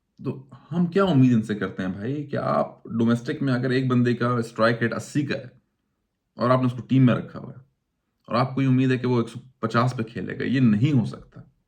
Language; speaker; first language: Urdu; native; Urdu